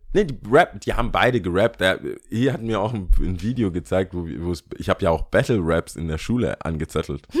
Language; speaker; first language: German; early bilingual, other home language; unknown